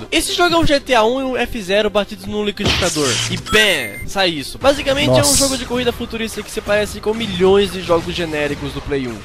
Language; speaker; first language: Portuguese; native; Portuguese